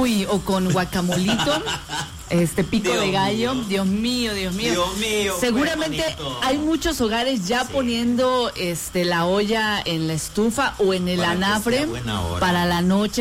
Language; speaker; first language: Spanish; native; Spanish